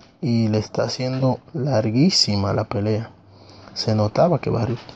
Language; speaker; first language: Spanish; native; Spanish